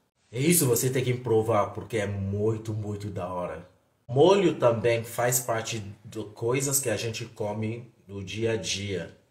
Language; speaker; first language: Portuguese; non-native, fluent; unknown